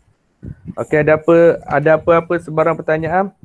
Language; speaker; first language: Malay; native; Malay